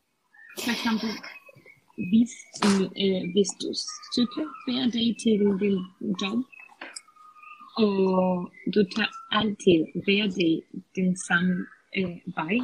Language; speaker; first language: Danish; non-native, learner; Spanish